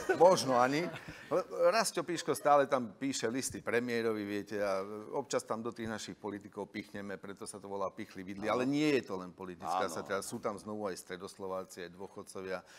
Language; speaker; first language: Slovak; native; Slovak